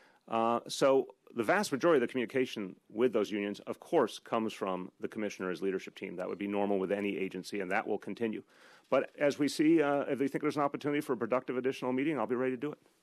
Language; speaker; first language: English; native; English